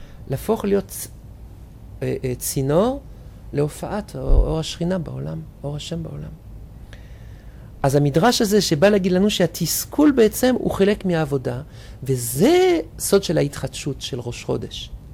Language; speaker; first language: Hebrew; non-native, fluent; French